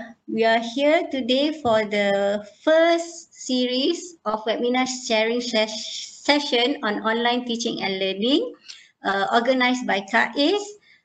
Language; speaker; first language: English; non-native, local second language; Malay